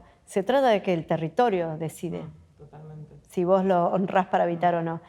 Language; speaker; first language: Spanish; native; Spanish